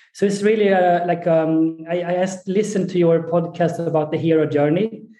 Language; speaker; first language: English; non-native, fluent; Swedish